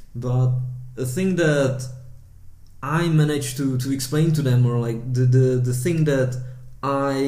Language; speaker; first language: English; early bilingual, heritage; Czech